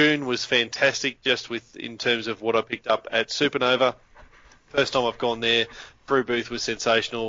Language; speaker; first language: English; native; English